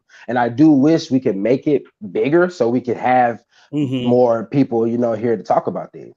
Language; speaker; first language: English; native; English